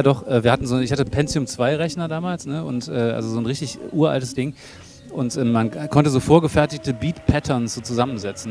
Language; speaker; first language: German; native; German